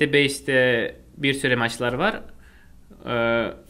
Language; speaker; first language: Turkish; non-native, fluent; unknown